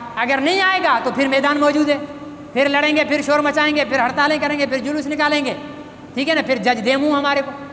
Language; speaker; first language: Urdu; native; Urdu